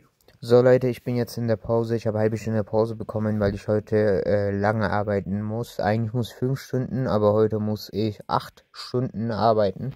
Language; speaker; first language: German; early bilingual, other home language; Turkish